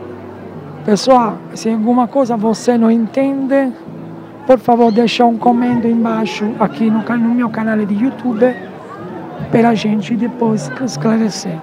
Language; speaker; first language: Portuguese; non-native, learner; Italian